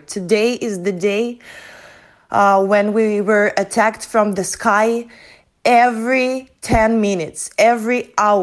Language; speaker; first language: English; non-native, fluent; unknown